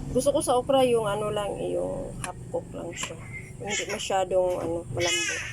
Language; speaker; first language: Filipino; non-native, local second language; Cebuano